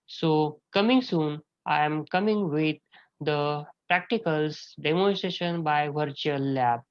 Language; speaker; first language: English; non-native, local second language; Marathi